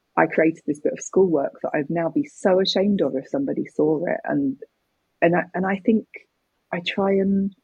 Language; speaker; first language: English; native; English